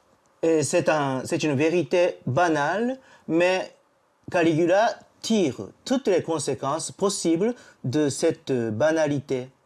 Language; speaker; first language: French; non-native, fluent; Japanese